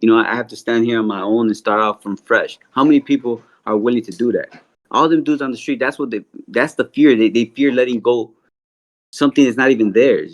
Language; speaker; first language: English; native; English